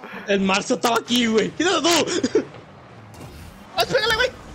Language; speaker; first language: Spanish; early bilingual, heritage; Spanish